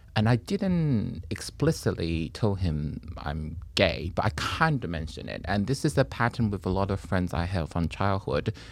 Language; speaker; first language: English; non-native, fluent; Chinese